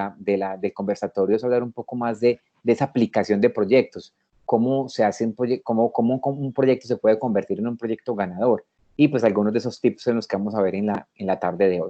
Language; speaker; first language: Spanish; native; Spanish